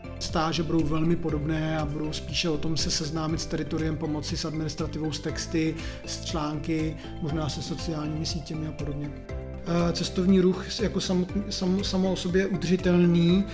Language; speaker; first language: Czech; native; Czech